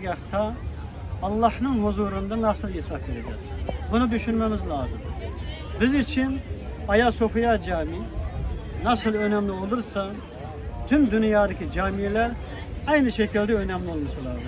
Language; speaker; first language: Turkish; non-native, fluent; Uyghur